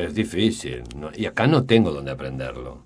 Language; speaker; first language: Spanish; native; Spanish